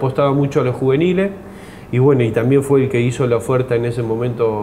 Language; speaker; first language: Spanish; native; Spanish